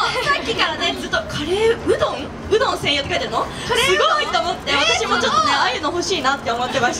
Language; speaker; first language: Japanese; native; Japanese